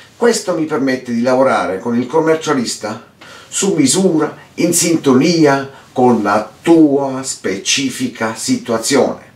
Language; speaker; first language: Italian; early bilingual, heritage; Italian